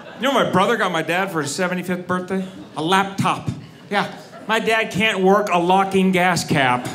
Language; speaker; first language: English; native; English